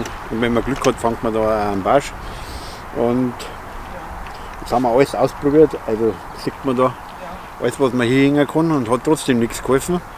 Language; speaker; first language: German; native; German